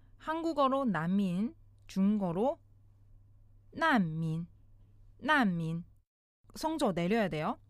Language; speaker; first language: Korean; non-native, fluent; Chinese